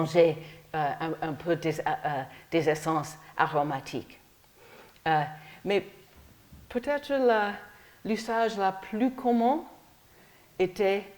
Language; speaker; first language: French; non-native, fluent; English